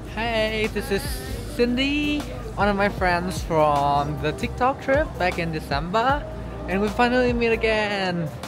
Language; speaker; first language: English; non-native, fluent; Vietnamese